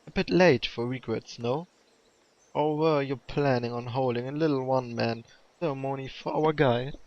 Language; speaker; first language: English; non-native, fluent; German